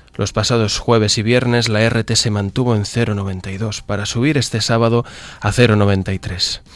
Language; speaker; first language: Spanish; non-native, local second language; Catalan